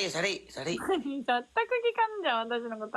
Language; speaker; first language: Japanese; native; Japanese